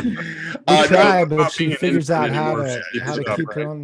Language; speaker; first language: English; native; English